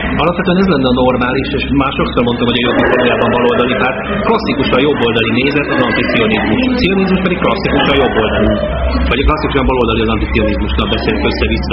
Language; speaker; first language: Hungarian; native; Hungarian